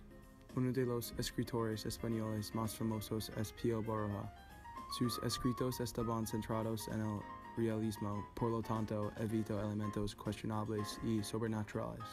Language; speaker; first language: Spanish; non-native, learner; English